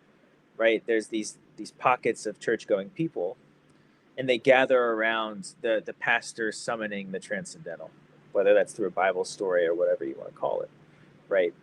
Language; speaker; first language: English; native; English